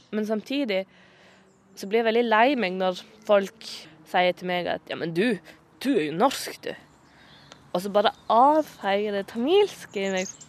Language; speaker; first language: Norwegian; native; Norwegian